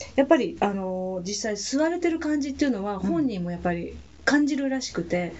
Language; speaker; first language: Japanese; native; Japanese